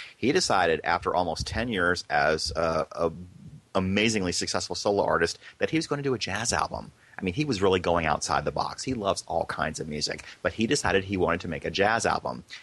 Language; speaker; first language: English; native; English